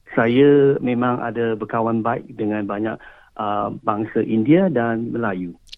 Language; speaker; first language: Malay; non-native, local second language; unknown